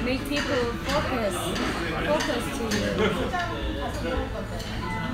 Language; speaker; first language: English; non-native, fluent; Korean